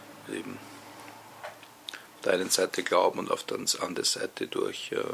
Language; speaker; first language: German; native; German